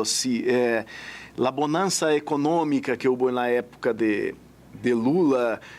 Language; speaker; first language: Spanish; non-native, fluent; Portuguese